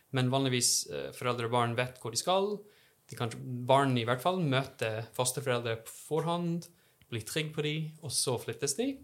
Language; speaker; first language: Norwegian; non-native, fluent; English